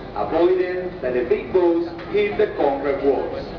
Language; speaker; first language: English; non-native, fluent; Spanish